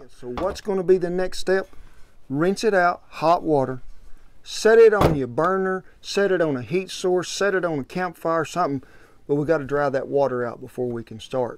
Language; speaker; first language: English; native; English